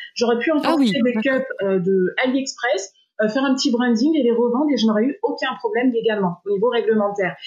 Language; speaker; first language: French; native; French